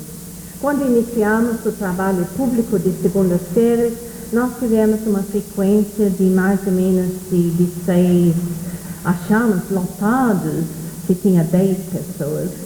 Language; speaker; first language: Portuguese; non-native, fluent; English